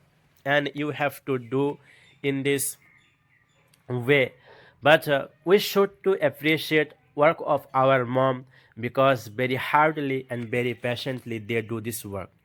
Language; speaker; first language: English; non-native, learner; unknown